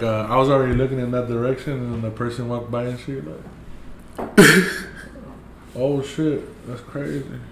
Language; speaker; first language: English; early bilingual, other home language; Spanish